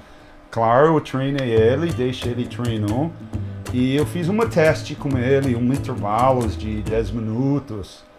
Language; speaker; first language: Portuguese; non-native, learner; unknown